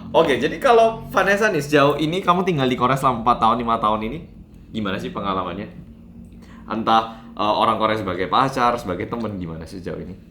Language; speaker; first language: Indonesian; native; Indonesian